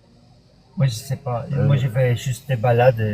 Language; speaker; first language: French; non-native, fluent; Dutch